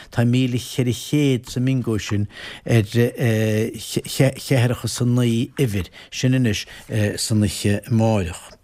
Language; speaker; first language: Irish; native; Irish